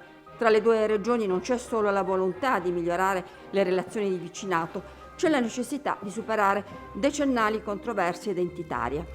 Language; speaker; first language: Italian; native; Italian